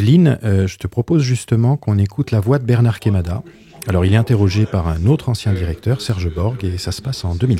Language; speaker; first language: French; native; French